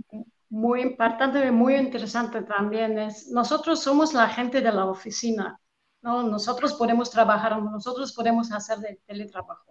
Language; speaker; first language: Spanish; non-native, fluent; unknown